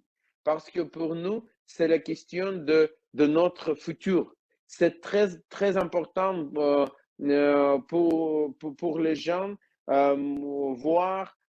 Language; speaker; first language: French; non-native, learner; Ukrainian